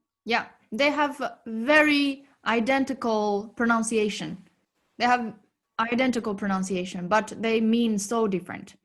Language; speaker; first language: English; non-native, fluent; Tibetan